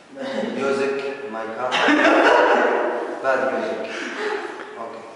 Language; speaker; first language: English; non-native, learner; Arabic